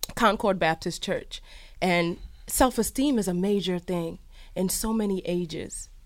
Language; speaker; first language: English; early bilingual, other home language; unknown